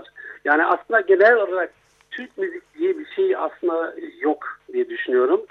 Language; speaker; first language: Turkish; non-native, fluent; German